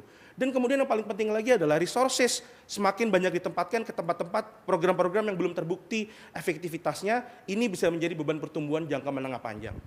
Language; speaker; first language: Indonesian; native; Indonesian